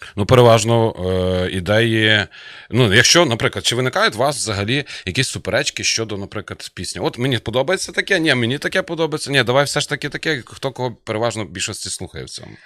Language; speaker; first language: Ukrainian; native; Ukrainian